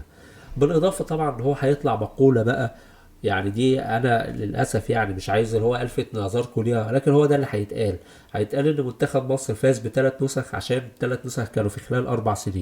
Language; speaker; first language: Arabic; native; Arabic